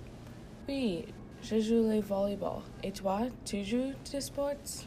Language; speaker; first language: French; non-native, learner; English